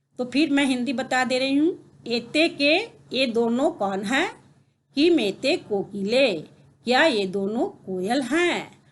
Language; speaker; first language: Hindi; native; Hindi